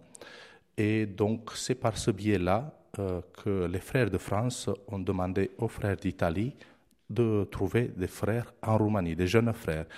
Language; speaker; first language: French; non-native, fluent; Romanian